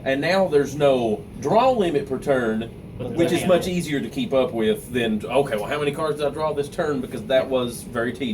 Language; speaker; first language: English; native; English